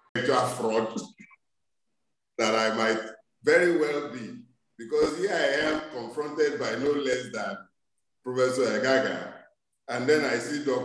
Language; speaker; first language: English; non-native, local second language; Yoruba